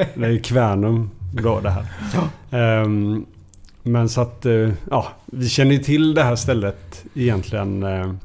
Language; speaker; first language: Swedish; native; Swedish